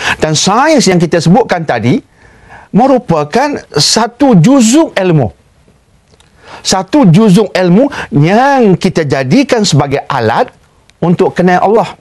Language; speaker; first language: Malay; native; Malay